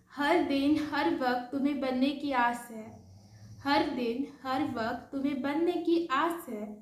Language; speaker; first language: Hindi; non-native, local second language; Marathi